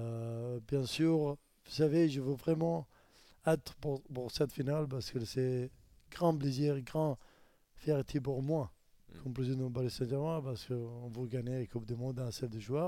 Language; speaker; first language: French; non-native, learner; Arabic